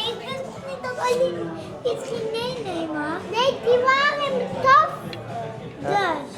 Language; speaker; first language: Dutch; early bilingual, other home language; Persian